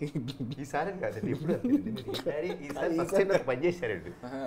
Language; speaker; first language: Telugu; native; Telugu